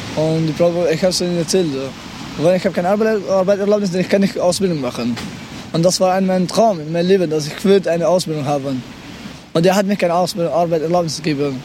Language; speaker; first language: German; non-native, learner; Pashto